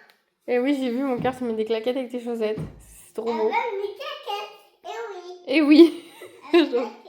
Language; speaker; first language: French; native; French